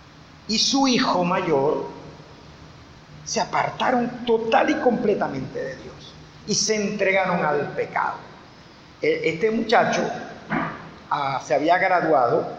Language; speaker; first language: Spanish; native; Spanish